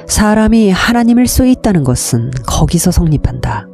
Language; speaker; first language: Korean; native; Korean